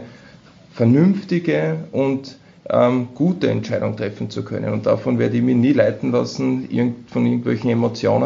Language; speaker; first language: German; native; German